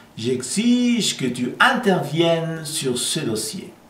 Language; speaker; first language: French; non-native, fluent; Spanish